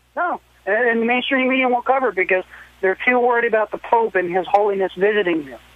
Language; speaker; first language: English; native; English